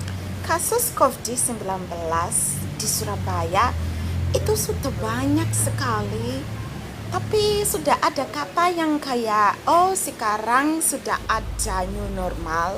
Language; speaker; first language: Indonesian; non-native, learner; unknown